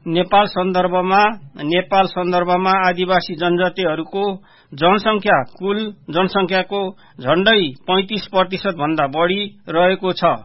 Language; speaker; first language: Nepali; non-native, local second language; Newari